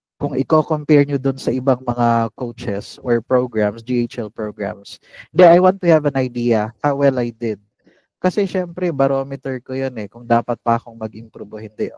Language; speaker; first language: Filipino; non-native, local second language; Cebuano